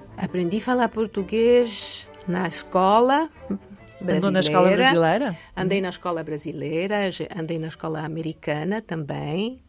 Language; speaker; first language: Portuguese; early bilingual, other home language; Polish